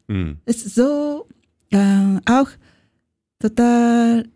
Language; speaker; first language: German; non-native, learner; Japanese